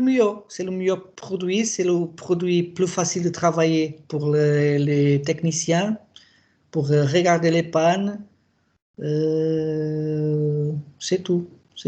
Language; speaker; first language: French; non-native, learner; Portuguese